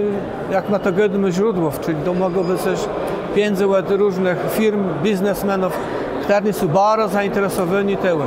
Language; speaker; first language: Polish; non-native, local second language; Kashubian